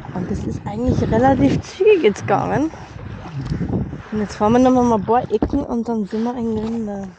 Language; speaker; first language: German; native; German